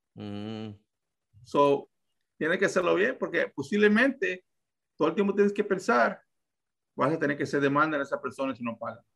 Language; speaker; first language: Spanish; early bilingual, heritage; Spanish